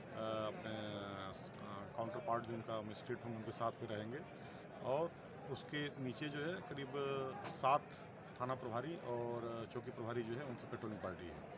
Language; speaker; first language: Hindi; native; Hindi